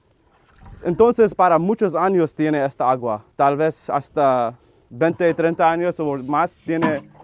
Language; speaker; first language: Spanish; non-native, learner; English